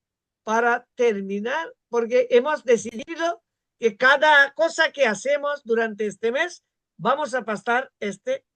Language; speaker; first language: Spanish; non-native, fluent; Bangla